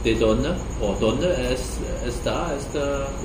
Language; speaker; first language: Spanish; non-native, learner; German